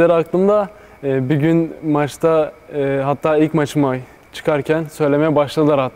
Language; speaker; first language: Turkish; native; Turkish